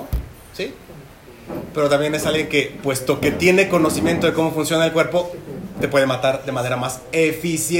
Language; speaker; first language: Spanish; native; Spanish